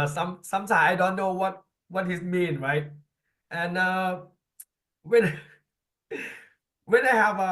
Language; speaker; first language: English; non-native, learner; Thai